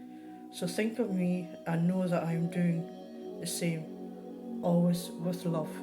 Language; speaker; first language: English; native; English